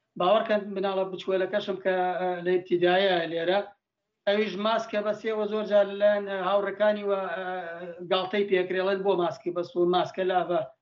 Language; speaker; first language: Central Kurdish; native; Central Kurdish